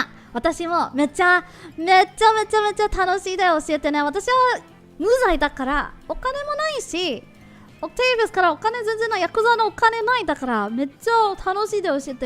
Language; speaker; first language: Japanese; non-native, learner; English